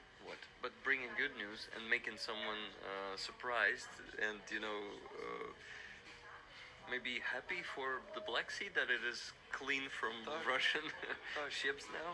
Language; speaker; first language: English; non-native, fluent; Ukrainian